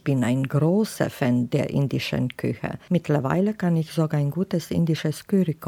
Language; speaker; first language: German; non-native, fluent; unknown